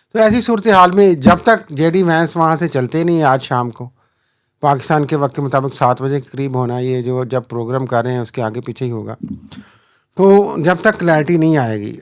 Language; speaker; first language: Urdu; non-native, local second language; Punjabi